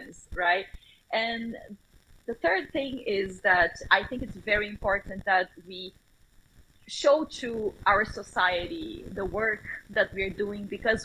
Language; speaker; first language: English; non-native, fluent; Portuguese